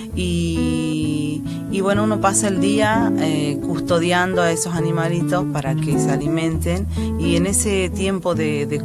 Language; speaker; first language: Spanish; native; Spanish